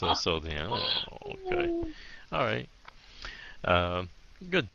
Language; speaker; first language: English; early bilingual, heritage; Vietnamese